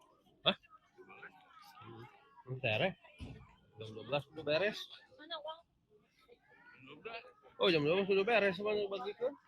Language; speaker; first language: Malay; non-native, local second language; Sundanese